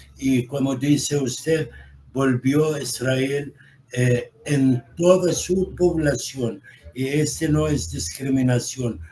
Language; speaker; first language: Spanish; non-native, fluent; Arabic